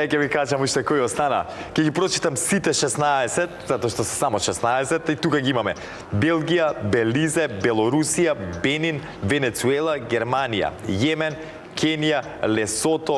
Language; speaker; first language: Macedonian; native; Macedonian